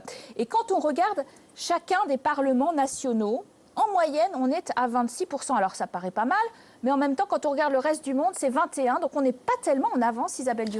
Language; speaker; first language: French; native; French